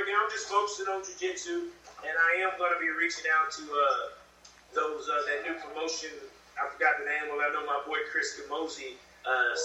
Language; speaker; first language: English; native; English